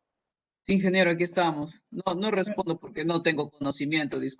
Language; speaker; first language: Spanish; native; Spanish